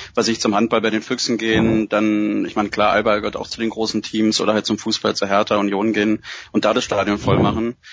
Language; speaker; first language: German; native; German